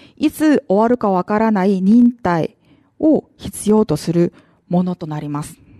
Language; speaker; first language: Japanese; non-native, fluent; Korean